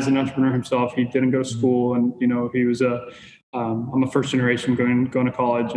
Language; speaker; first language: English; non-native, fluent; Spanish